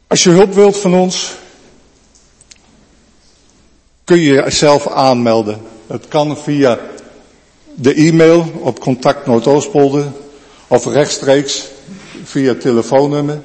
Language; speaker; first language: Dutch; native; Dutch